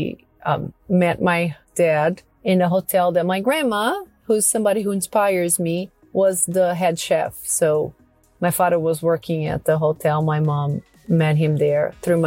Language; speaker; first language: English; non-native, fluent; Portuguese